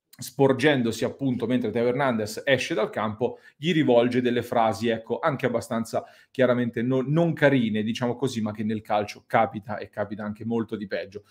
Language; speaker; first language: Italian; native; Italian